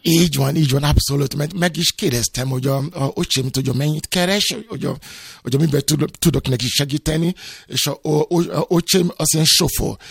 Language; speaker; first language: Hungarian; non-native, fluent; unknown